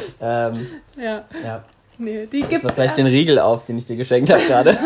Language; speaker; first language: German; native; German